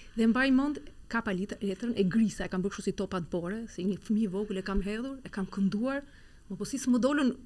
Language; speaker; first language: Albanian; native; Albanian